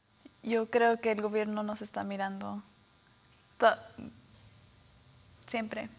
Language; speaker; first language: Spanish; early bilingual, other home language; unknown